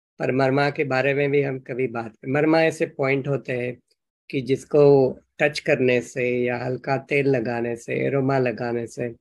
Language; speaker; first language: Hindi; non-native, local second language; Marathi